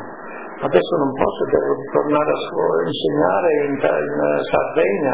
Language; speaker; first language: Italian; native; Italian